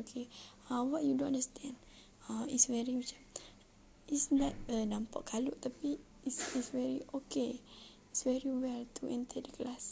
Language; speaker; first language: English; non-native, learner; Malay